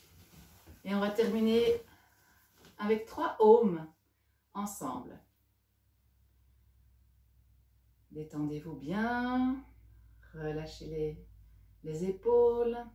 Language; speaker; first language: French; native; French